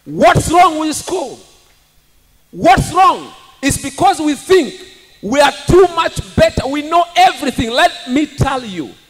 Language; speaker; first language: English; non-native, local second language; Swahili